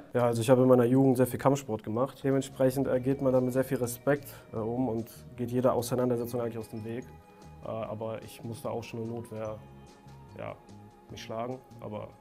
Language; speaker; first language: German; non-native, fluent; Russian